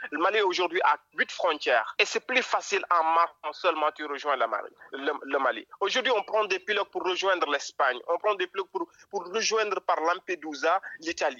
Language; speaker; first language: French; non-native, local second language; Wolof